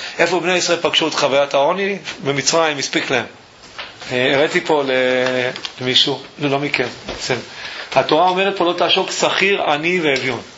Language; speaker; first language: Hebrew; early bilingual, other home language; English